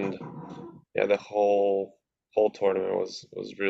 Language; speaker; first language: English; non-native, fluent; Latvian